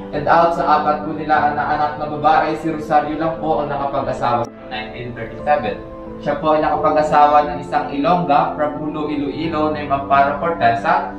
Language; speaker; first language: Filipino; non-native, local second language; Hiligaynon